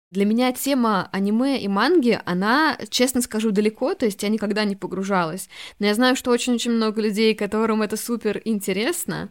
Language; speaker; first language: Russian; native; Russian